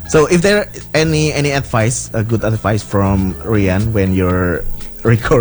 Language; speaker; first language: English; non-native, learner; Indonesian